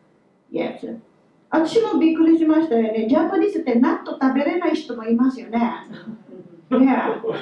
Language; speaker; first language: Japanese; non-native, fluent; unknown